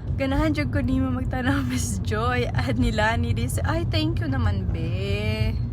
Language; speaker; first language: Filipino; non-native, local second language; Cebuano